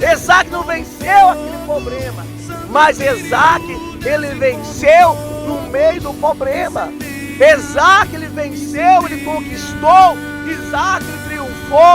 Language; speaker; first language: Portuguese; native; Portuguese